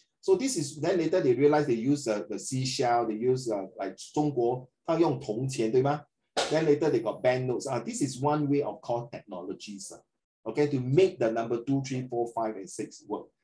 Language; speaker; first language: English; non-native, local second language; Chinese